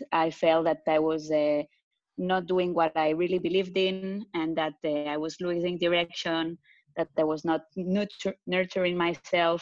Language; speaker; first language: English; non-native, fluent; Spanish